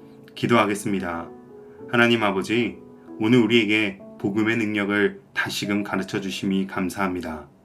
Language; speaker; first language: Korean; native; Korean